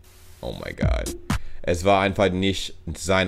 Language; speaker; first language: German; non-native, learner; English